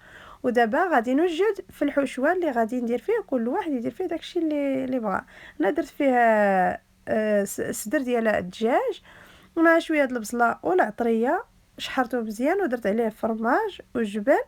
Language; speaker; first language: Arabic; native; Arabic